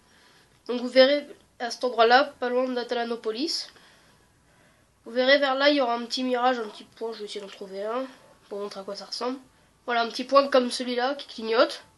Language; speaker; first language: French; native; French